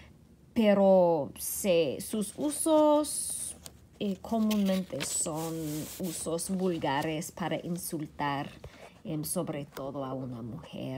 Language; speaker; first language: Spanish; non-native, fluent; English